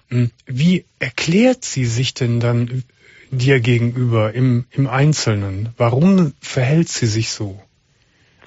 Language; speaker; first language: German; native; German